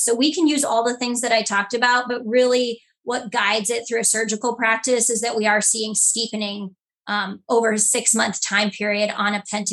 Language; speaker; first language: English; native; English